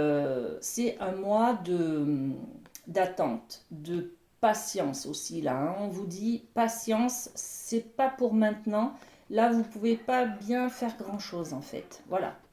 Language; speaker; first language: French; native; French